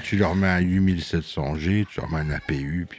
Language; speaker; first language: French; native; French